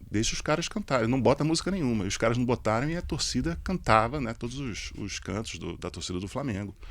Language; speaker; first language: Portuguese; native; Portuguese